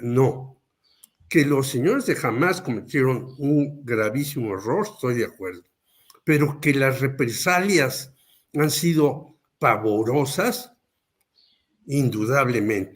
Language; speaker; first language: Spanish; native; Spanish